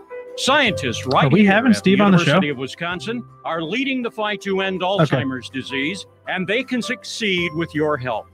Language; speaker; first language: English; native; English